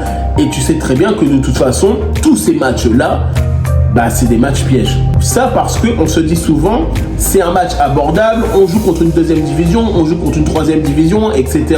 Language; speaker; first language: French; native; French